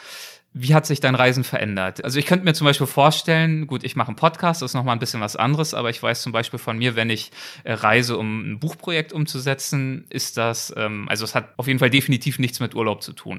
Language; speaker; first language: German; native; German